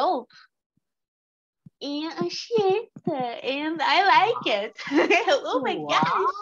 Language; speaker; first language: English; non-native, learner; Portuguese